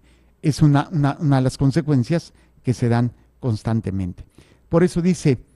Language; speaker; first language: Spanish; native; Spanish